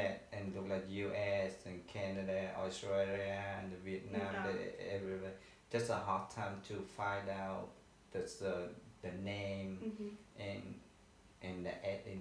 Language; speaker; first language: English; non-native, learner; Vietnamese